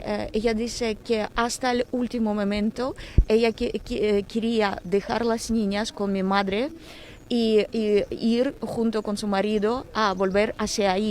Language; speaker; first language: Spanish; non-native, fluent; Ukrainian